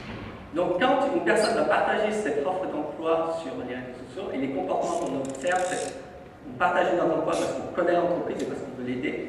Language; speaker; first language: French; native; French